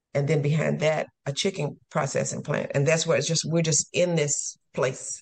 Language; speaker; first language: English; native; English